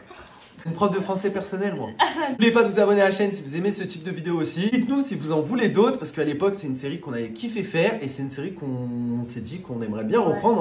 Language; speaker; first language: French; native; French